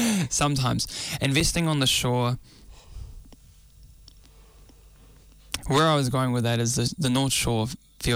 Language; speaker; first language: English; native; English